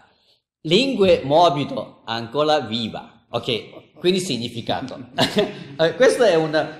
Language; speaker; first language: Italian; non-native, learner; Chinese